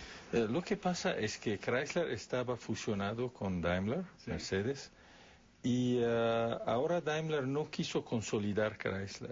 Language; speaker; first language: Spanish; non-native, fluent; Arabic